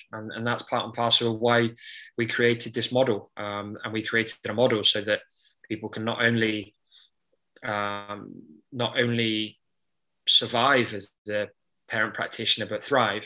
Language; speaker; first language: English; native; English